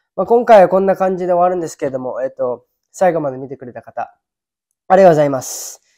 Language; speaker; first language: Japanese; early bilingual, other home language; English